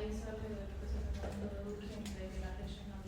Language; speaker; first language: Spanish; native; Spanish